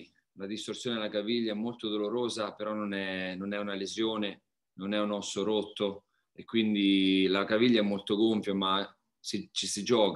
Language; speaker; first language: Italian; native; Italian